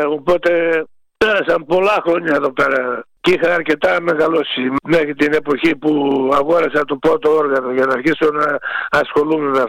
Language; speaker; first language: Greek; native; Greek